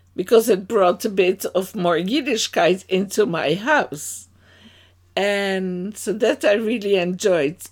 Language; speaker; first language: English; non-native, fluent; Dutch